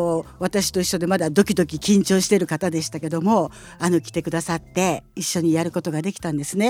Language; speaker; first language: Japanese; native; Japanese